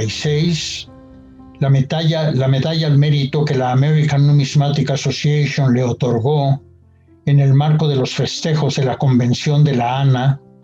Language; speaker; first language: Spanish; native; Spanish